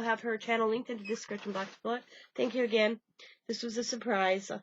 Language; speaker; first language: English; native; English